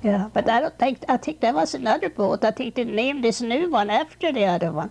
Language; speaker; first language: English; non-native, fluent; Swedish